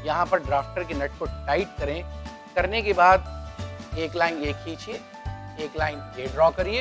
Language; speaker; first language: Hindi; native; Hindi